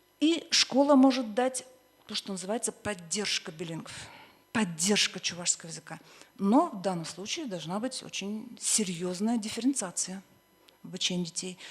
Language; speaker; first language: Russian; native; Russian